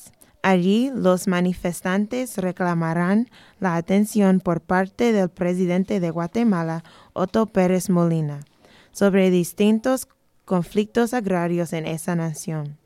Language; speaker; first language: Spanish; non-native, learner; English